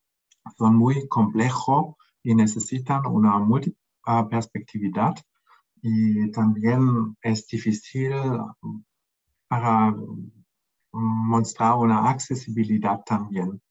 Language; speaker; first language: Spanish; non-native, fluent; German